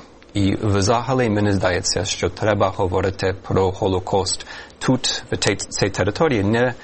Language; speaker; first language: Ukrainian; non-native, fluent; English